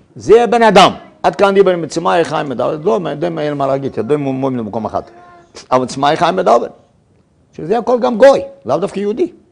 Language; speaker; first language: Hebrew; non-native, fluent; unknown